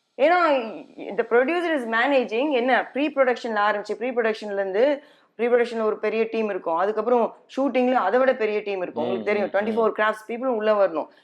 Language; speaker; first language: Tamil; non-native, fluent; English